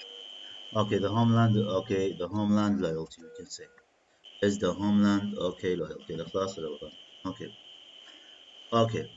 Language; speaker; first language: English; non-native, fluent; Arabic